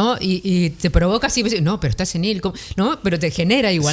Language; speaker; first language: Spanish; native; Spanish